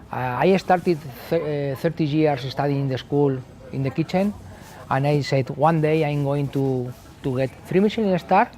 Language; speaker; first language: English; non-native, learner; Spanish